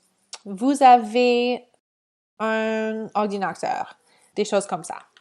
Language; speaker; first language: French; non-native, fluent; English